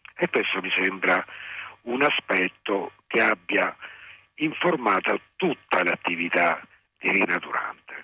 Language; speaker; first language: Italian; native; Italian